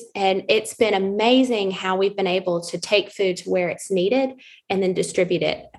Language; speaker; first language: English; native; English